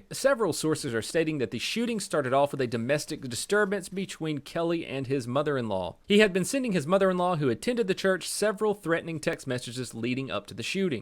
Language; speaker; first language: English; native; English